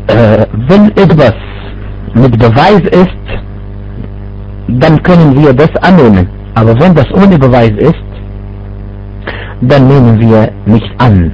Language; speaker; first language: German; non-native, fluent; Arabic